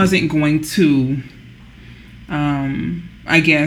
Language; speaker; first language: English; native; English